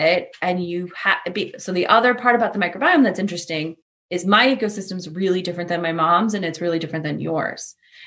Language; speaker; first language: English; native; English